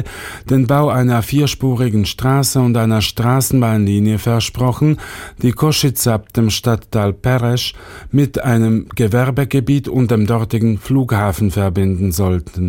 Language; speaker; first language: German; native; German